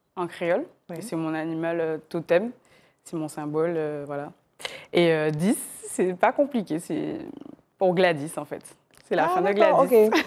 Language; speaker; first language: French; native; French